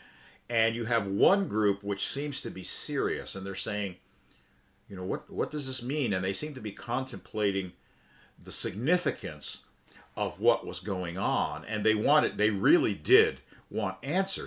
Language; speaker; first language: English; native; English